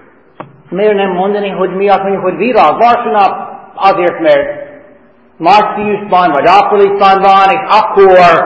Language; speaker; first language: Hungarian; non-native, fluent; English